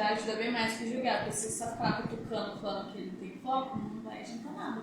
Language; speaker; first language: Portuguese; native; Portuguese